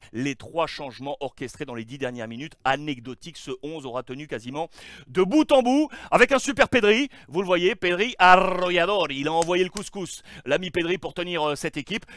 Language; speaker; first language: French; native; French